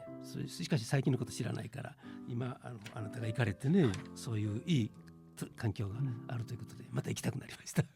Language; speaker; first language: Japanese; native; Japanese